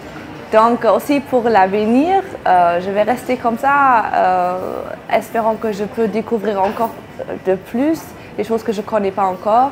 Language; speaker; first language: French; non-native, fluent; German